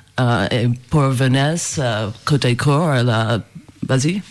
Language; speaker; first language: French; non-native, fluent; English